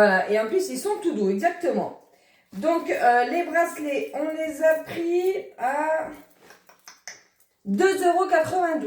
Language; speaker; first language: French; native; French